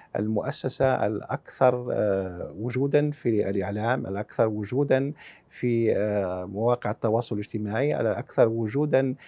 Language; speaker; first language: Arabic; early bilingual, heritage; Arabic